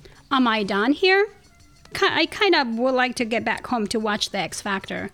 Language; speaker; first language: English; early bilingual, other home language; Spanish